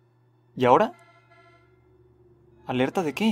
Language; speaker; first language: Spanish; native; Spanish